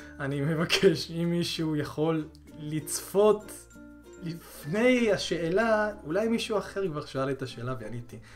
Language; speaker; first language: Hebrew; early bilingual, other home language; Korean